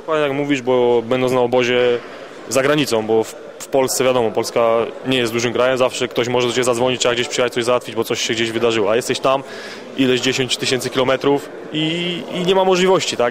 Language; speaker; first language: Polish; native; Polish